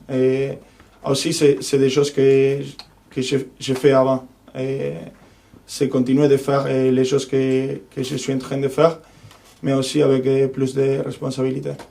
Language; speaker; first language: French; non-native, fluent; Spanish